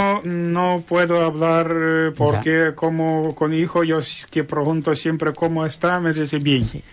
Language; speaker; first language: Spanish; non-native, learner; Ukrainian